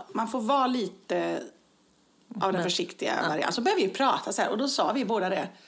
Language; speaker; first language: Swedish; native; Swedish